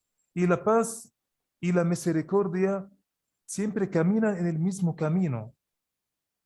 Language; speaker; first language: Spanish; non-native, fluent; Arabic